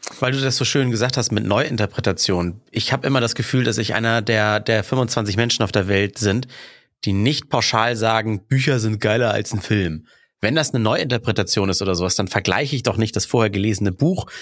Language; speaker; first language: German; native; German